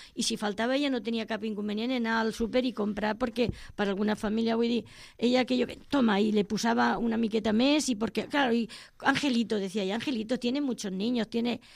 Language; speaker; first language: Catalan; non-native, local second language; Spanish